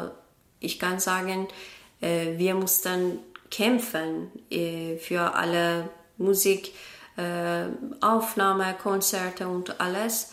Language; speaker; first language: German; non-native, learner; Persian